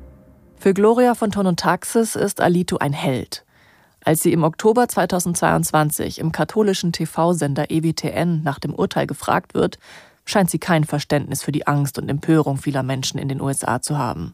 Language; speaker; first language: German; native; German